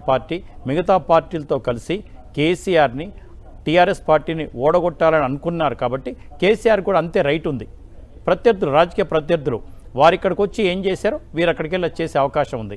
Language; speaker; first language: Telugu; native; Telugu